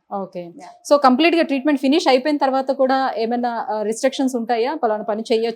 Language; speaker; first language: Telugu; native; Telugu